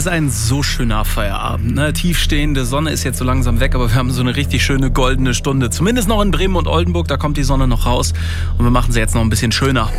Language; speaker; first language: German; native; German